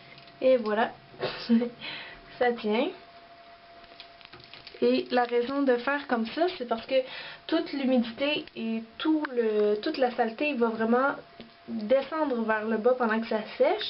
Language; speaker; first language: French; native; French